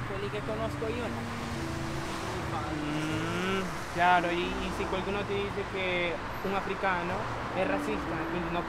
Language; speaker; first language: Italian; non-native, learner; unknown